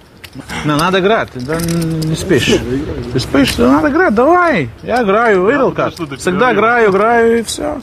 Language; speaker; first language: Russian; non-native, learner; Lithuanian